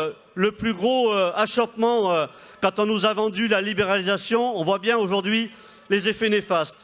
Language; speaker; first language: French; native; French